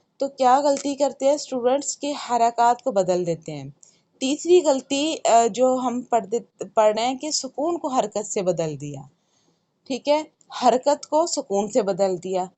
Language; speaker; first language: Urdu; native; Urdu